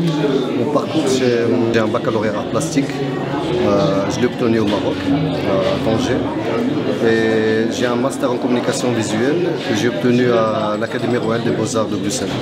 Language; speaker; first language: French; non-native, local second language; Arabic